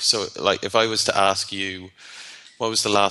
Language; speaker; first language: English; native; English